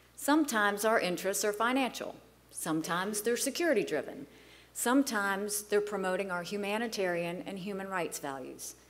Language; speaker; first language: English; native; English